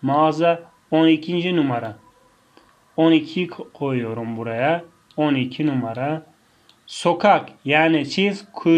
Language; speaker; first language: Turkish; non-native, fluent; Tajik